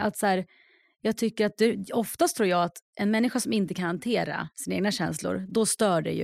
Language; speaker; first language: Swedish; native; Swedish